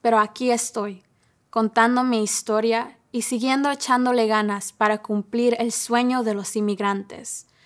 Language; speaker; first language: Spanish; early bilingual, heritage; Spanish